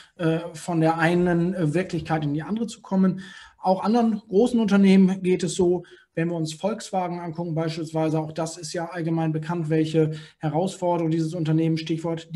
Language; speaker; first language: German; native; German